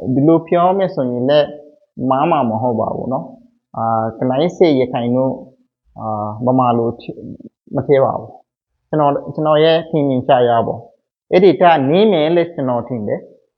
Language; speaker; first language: Burmese; non-native, local second language; Rohingya